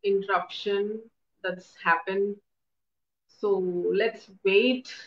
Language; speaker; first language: English; non-native, local second language; Tamil